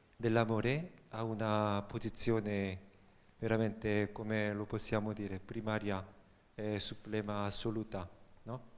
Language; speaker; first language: Italian; non-native, fluent; Korean